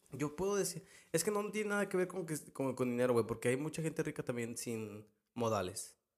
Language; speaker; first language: Spanish; early bilingual, heritage; Spanish